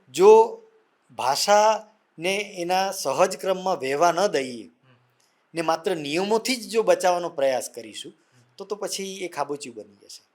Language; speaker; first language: Gujarati; non-native, local second language; Vasavi